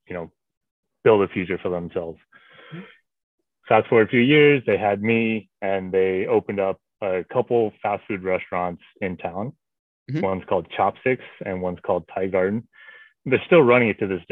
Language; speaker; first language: English; native; English